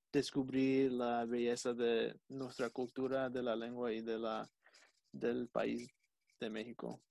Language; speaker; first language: Spanish; early bilingual, other home language; English